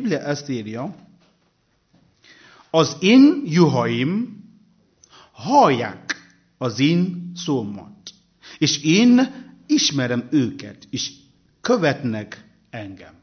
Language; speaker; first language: Hungarian; non-native, learner; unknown